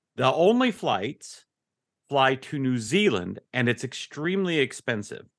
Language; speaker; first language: English; native; English